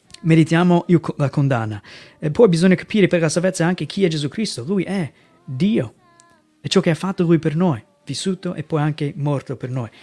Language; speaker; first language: Italian; non-native, fluent; English